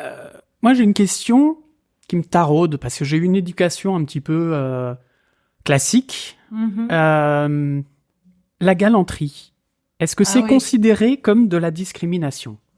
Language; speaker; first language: French; native; French